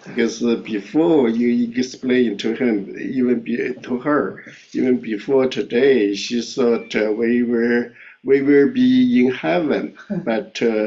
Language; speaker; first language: English; non-native, fluent; Chinese